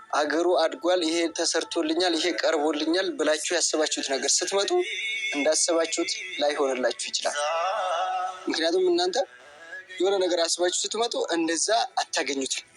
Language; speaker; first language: Amharic; native; Amharic